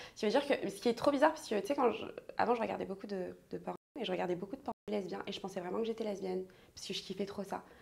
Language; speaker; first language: French; native; French